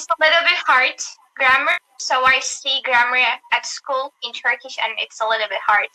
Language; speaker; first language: English; non-native, learner; Turkish